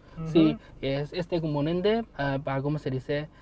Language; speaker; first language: Spanish; non-native, learner; Chinese